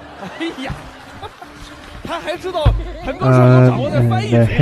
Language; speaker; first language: Chinese; native; Chinese